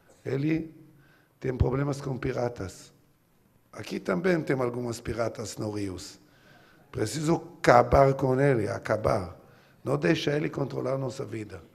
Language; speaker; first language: Portuguese; non-native, learner; Hebrew